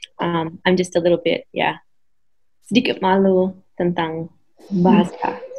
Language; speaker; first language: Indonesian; non-native, learner; English